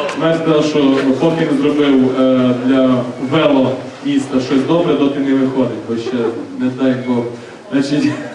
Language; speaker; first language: Ukrainian; native; Ukrainian